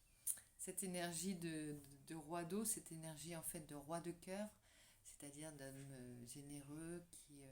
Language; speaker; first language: French; native; French